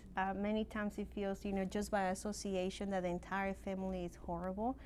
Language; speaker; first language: English; non-native, fluent; Spanish